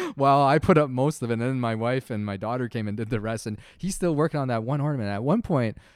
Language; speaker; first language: English; native; English